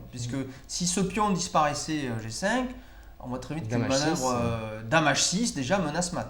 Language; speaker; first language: French; native; French